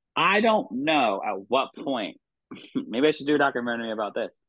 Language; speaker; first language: English; native; English